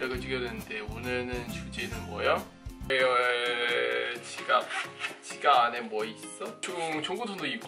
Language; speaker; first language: Korean; early bilingual, heritage; English